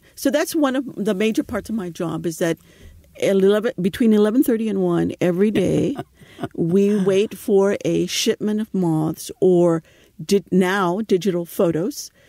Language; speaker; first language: English; native; English